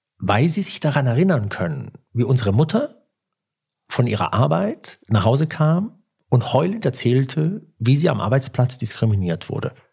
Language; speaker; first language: German; early bilingual, other home language; Italian